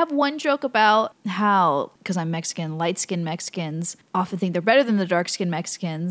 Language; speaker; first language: English; early bilingual, other home language; Spanish